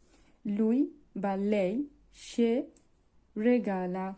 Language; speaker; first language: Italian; non-native, fluent; Bangla